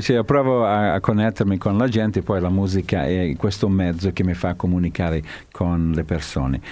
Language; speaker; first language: Italian; non-native, fluent; English